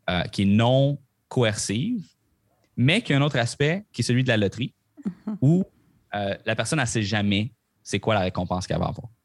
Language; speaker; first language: French; native; French